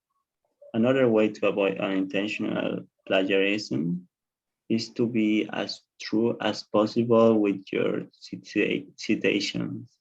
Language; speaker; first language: English; non-native, learner; Spanish